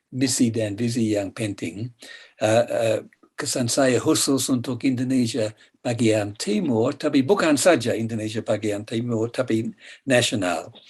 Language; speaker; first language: Indonesian; non-native, fluent; English